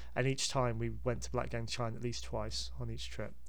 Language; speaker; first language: English; native; English